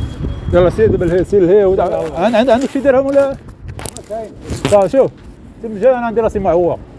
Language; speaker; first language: Arabic; native; Arabic